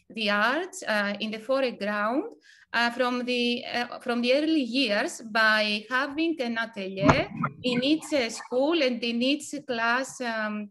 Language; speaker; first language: English; non-native, fluent; Ukrainian